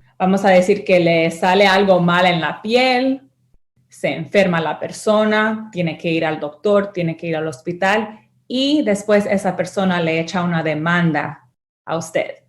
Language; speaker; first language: Spanish; early bilingual, heritage; Spanish